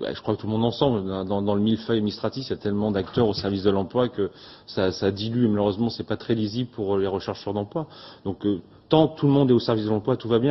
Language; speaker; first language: French; native; French